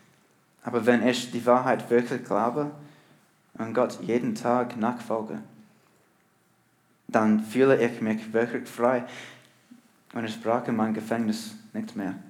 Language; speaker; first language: German; non-native, learner; English